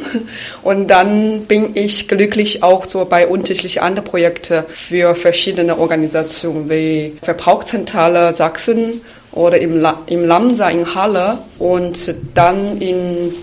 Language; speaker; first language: German; non-native, fluent; Chinese